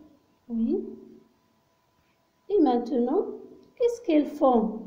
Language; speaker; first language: French; non-native, local second language; Arabic